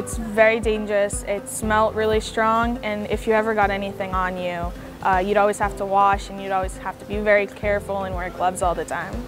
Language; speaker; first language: English; native; English